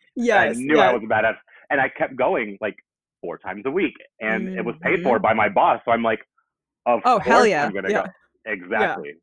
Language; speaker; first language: English; native; English